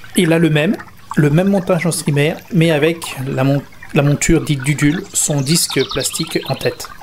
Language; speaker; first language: French; native; French